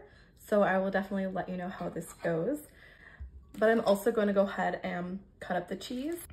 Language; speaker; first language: English; native; English